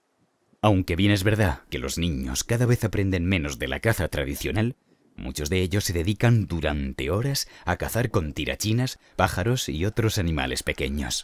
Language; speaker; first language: Spanish; native; Spanish